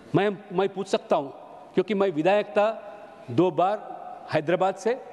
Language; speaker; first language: Hindi; non-native, local second language; Telugu